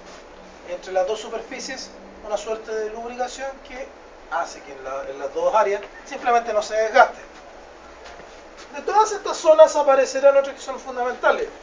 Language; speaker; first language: Spanish; native; Spanish